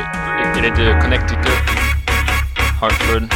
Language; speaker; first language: French; non-native, fluent; English